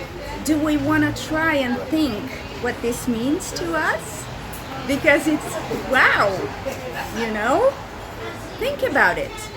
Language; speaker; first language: English; non-native, fluent; Italian